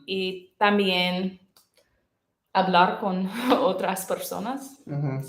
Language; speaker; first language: Spanish; non-native, learner; English